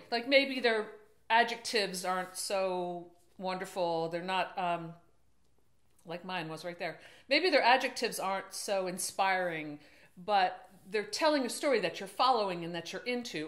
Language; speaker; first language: English; native; English